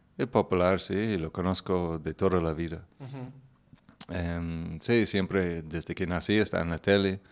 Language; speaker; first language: Spanish; non-native, fluent; English